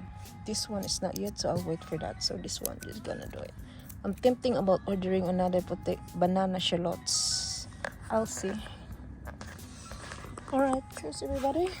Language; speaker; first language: English; non-native, fluent; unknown